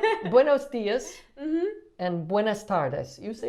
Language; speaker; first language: Spanish; non-native, learner; English